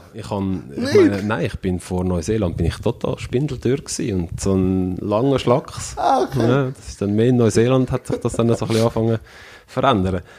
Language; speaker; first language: German; native; German